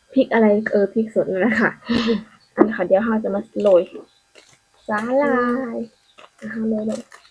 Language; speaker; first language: Thai; native; Thai